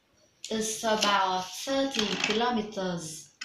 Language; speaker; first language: English; non-native, learner; Vietnamese